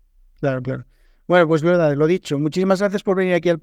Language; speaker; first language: Spanish; native; Spanish